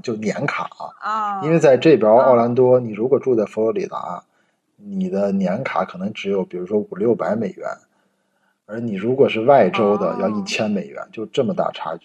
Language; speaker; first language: Chinese; native; Chinese